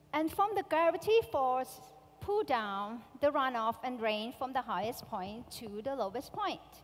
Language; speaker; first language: English; non-native, fluent; Thai